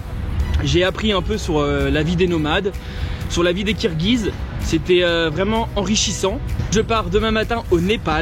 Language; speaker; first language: French; native; French